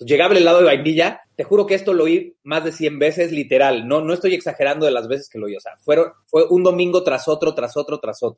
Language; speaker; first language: Spanish; native; Spanish